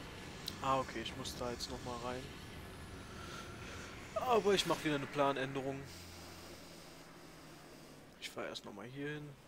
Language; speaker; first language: German; native; German